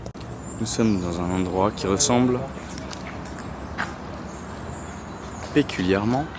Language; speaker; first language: French; native; French